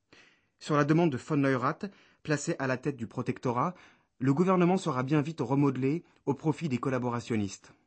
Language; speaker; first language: French; native; French